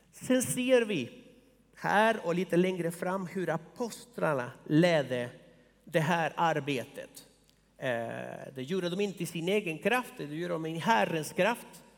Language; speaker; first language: Swedish; non-native, fluent; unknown